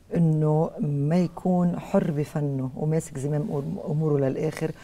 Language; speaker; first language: Arabic; native; Arabic